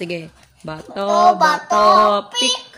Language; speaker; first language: Filipino; native; Filipino